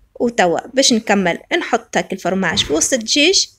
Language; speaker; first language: Arabic; native; Arabic